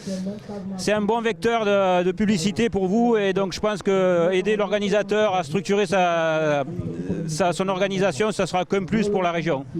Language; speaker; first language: French; native; French